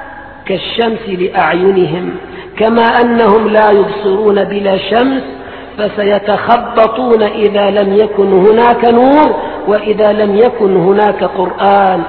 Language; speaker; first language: Arabic; native; Arabic